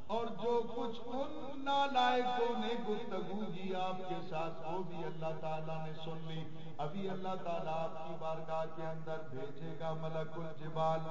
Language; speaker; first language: Urdu; native; Urdu